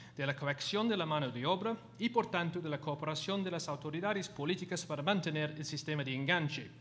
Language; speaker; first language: Spanish; non-native, fluent; English